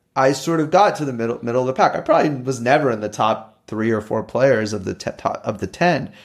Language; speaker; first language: English; native; English